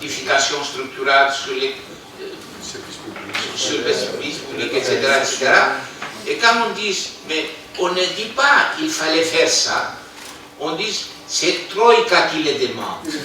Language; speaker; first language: French; non-native, fluent; Greek